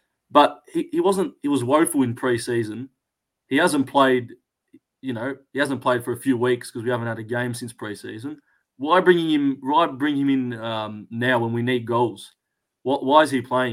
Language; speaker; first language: English; early bilingual, other home language; Greek